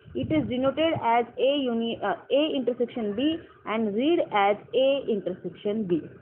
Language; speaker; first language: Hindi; non-native, local second language; Marathi